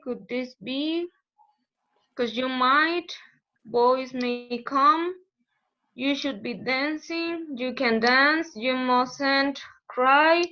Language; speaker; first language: English; non-native, learner; Spanish